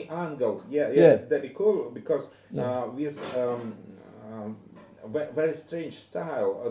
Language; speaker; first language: English; non-native, learner; Russian